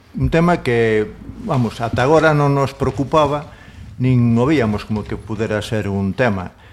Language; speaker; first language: Galician; non-native, local second language; Spanish